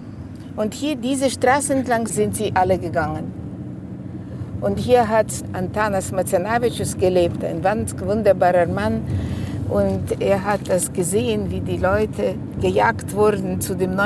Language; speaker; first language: German; non-native, fluent; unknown